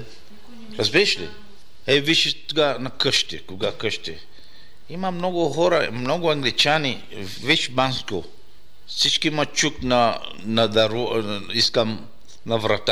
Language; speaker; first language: Bulgarian; non-native, learner; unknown